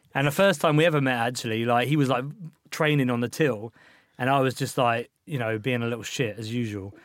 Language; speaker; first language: English; native; English